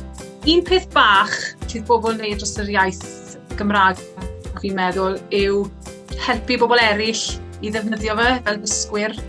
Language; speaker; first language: Welsh; native; Welsh